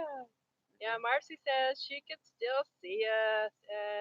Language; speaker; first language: English; native; English